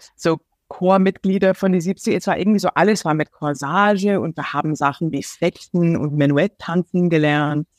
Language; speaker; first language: German; non-native, fluent; English